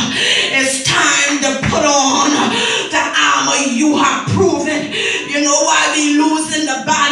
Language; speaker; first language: English; native; English